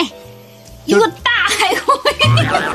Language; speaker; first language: Chinese; native; Chinese